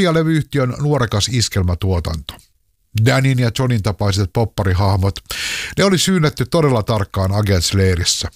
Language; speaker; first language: Finnish; native; Finnish